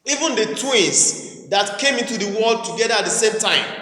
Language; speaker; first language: English; non-native, local second language; Yoruba